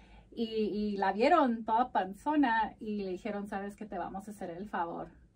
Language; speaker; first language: Spanish; early bilingual, heritage; Spanish